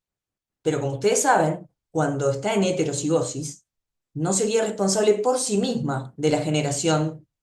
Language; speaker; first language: Spanish; native; Spanish